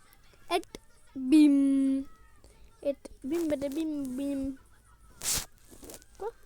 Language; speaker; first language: French; native; French